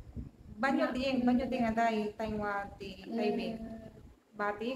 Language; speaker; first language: Vietnamese; non-native, learner; Filipino